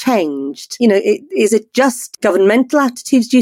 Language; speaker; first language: English; native; English